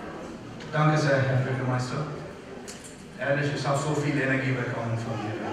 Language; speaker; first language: German; non-native, fluent; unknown